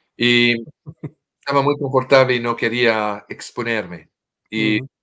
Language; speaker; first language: Spanish; non-native, fluent; French